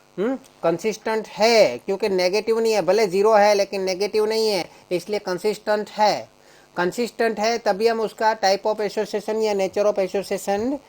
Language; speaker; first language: Hindi; non-native, local second language; Gujarati